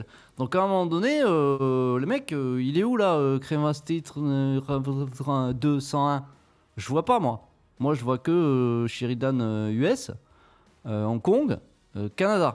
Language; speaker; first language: French; native; French